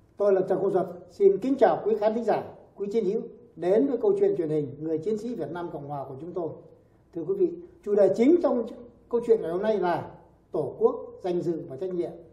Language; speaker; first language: Vietnamese; native; Vietnamese